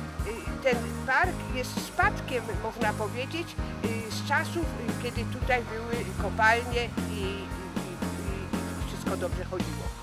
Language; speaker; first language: Polish; early bilingual, heritage; French